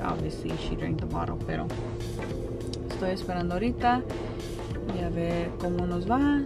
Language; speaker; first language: Spanish; early bilingual, heritage; Spanish